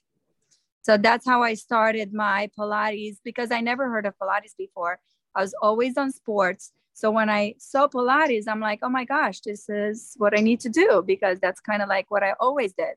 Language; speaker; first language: English; non-native, fluent; Romanian